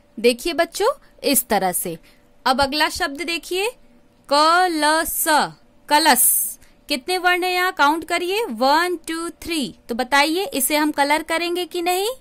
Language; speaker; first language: Hindi; native; Hindi